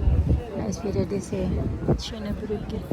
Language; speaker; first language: German; non-native, fluent; Filipino